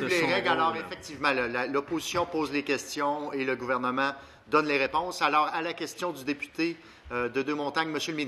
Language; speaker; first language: French; native; French